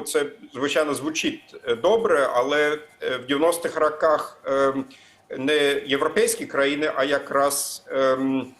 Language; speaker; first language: Ukrainian; non-native, fluent; German